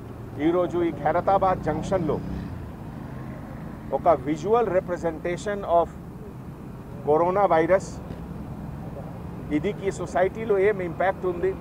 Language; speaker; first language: Telugu; non-native, local second language; Hindi